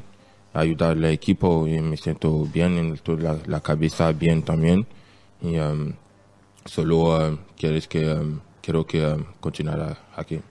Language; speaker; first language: Spanish; non-native, learner; French